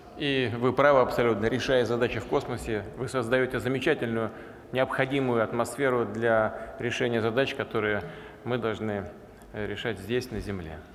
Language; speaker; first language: Russian; native; Russian